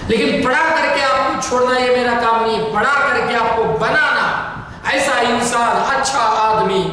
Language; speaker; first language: Hindi; non-native, local second language; Marathi